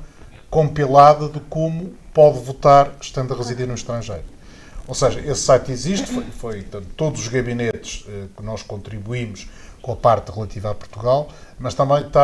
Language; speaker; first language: Portuguese; native; Portuguese